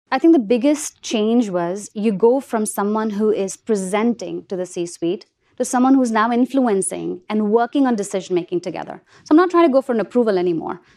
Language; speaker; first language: English; non-native, local second language; Hindi